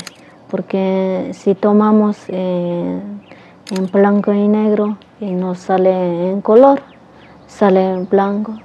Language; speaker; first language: Spanish; non-native, local second language; Tzotzil